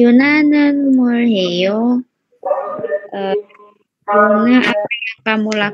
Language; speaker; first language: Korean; non-native, learner; Indonesian